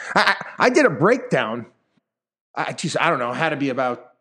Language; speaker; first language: English; native; English